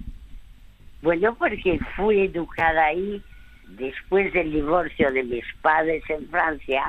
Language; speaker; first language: Spanish; early bilingual, other home language; French